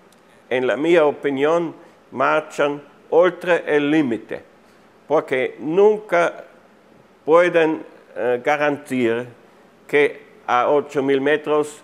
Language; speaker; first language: Spanish; non-native, fluent; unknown